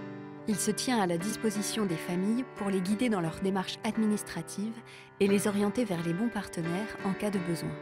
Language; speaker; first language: French; native; French